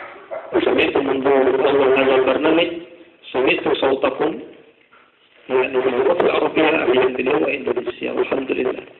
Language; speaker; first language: Arabic; non-native, fluent; Madurese